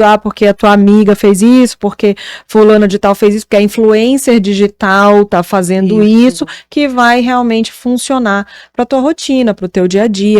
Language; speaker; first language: Portuguese; native; Portuguese